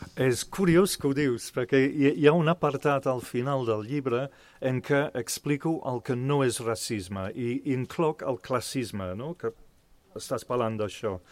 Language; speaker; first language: Catalan; non-native, fluent; English